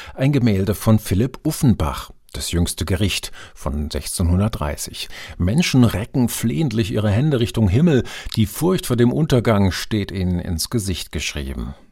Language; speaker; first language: German; non-native, fluent; Malay